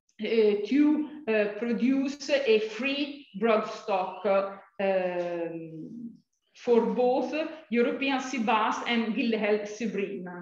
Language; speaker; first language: English; non-native, fluent; Italian